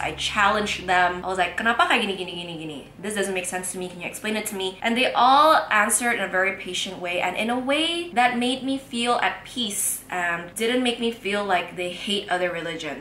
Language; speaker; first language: English; non-native, fluent; Indonesian